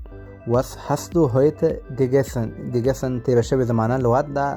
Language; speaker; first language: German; non-native, fluent; Pashto